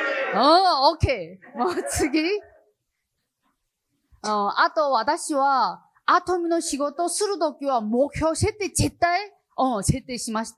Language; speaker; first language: Japanese; non-native, learner; Chinese